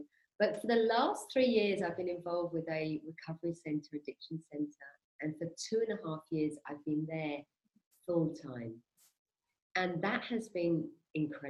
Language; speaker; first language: English; native; English